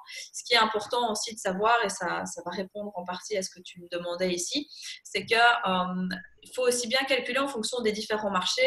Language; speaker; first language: French; native; French